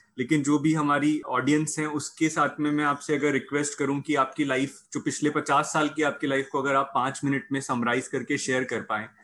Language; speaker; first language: Hindi; native; Hindi